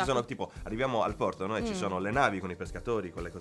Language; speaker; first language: Italian; native; Italian